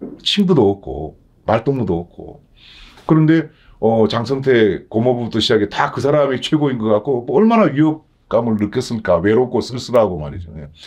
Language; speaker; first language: Korean; native; Korean